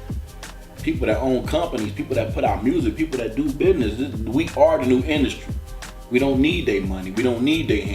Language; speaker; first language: English; native; English